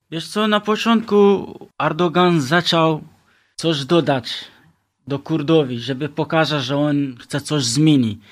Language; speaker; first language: Polish; non-native, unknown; Kurdish